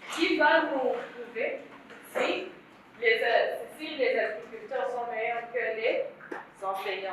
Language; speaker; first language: French; non-native, local second language; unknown